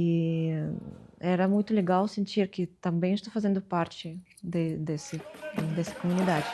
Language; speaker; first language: Portuguese; non-native, fluent; Russian